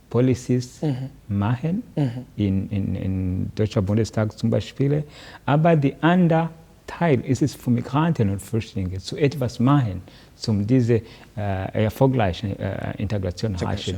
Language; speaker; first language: German; non-native, learner; Kinyarwanda